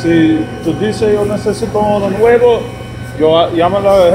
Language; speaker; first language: Spanish; non-native, learner; English